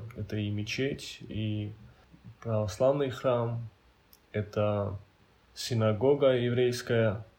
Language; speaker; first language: Russian; non-native, local second language; Avaric